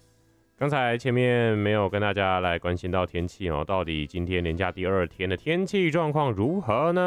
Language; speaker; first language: Chinese; native; Chinese